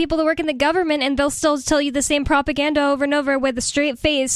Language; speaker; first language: English; native; English